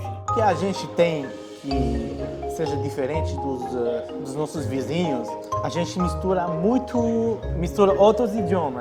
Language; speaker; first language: Portuguese; non-native, fluent; Arabic